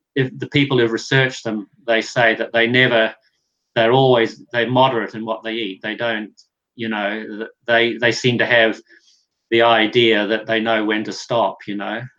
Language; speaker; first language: English; native; English